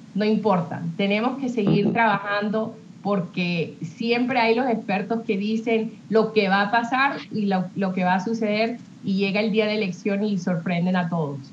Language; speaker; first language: Spanish; early bilingual, heritage; Spanish